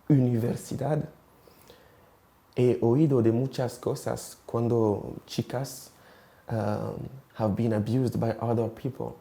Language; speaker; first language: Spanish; non-native, learner; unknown